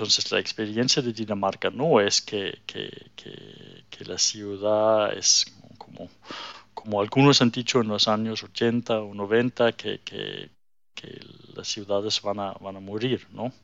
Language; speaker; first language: Spanish; non-native, fluent; Danish